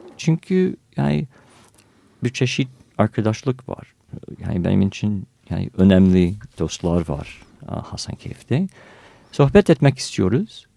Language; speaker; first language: Turkish; non-native, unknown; English